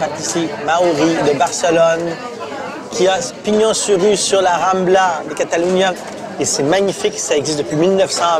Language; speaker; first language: French; native; French